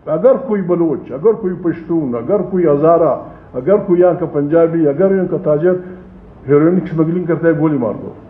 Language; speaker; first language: Urdu; non-native, local second language; Pashto